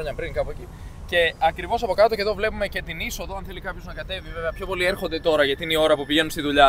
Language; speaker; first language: Greek; native; Greek